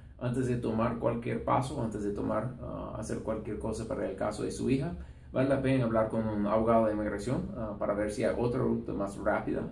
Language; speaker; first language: Spanish; non-native, fluent; English